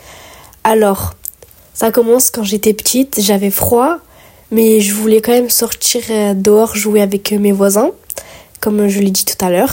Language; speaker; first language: French; early bilingual, other home language; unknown